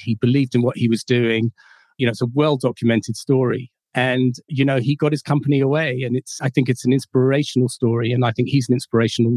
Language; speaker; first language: English; native; English